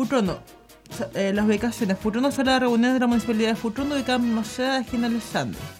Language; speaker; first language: Spanish; native; Spanish